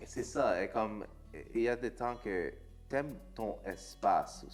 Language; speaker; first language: French; non-native, local second language; English